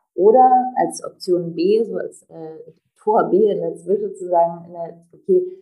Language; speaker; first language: German; native; German